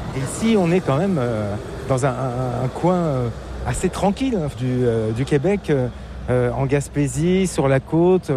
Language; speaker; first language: French; native; French